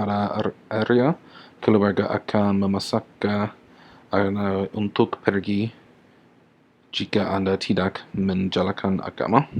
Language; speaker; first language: Indonesian; non-native, learner; English